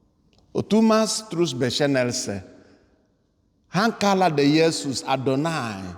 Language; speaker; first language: Swedish; non-native, fluent; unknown